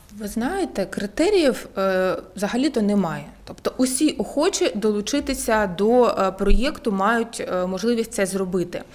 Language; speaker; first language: Ukrainian; native; Ukrainian